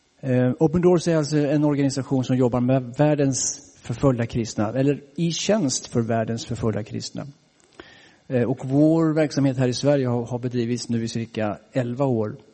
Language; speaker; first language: Swedish; native; Swedish